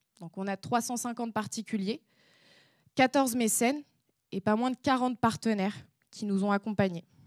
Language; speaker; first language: French; native; French